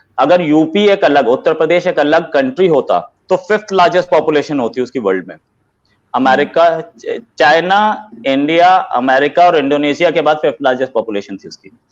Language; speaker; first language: Hindi; native; Hindi